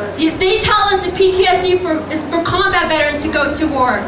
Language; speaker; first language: English; native; English